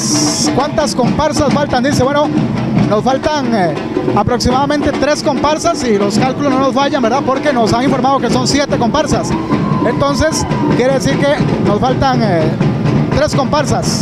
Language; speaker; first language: Spanish; native; Spanish